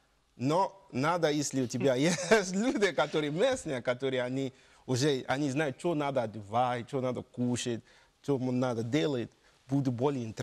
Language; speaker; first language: Russian; non-native, learner; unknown